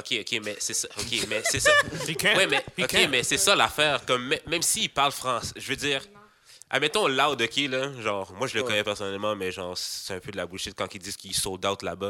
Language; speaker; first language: French; native; French